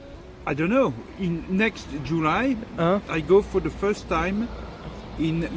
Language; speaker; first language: English; non-native, learner; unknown